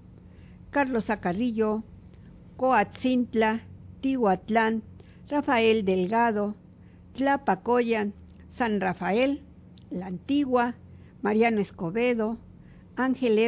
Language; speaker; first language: Spanish; native; Spanish